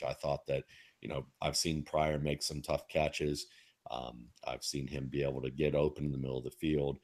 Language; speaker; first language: English; native; English